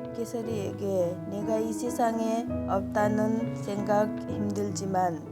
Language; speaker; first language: Korean; non-native, fluent; Nepali